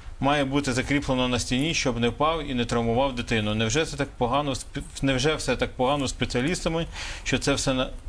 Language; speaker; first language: Ukrainian; native; Ukrainian